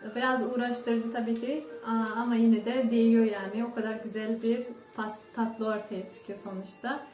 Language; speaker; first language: Turkish; non-native, fluent; Russian